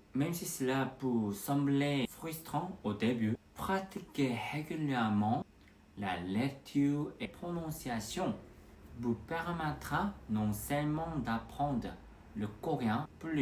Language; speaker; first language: French; non-native, fluent; Korean